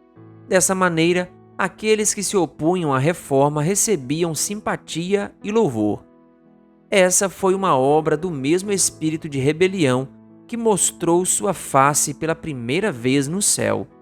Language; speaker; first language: Portuguese; native; Portuguese